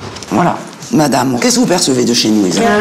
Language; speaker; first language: French; native; French